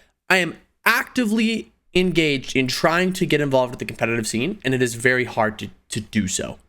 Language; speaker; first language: English; native; English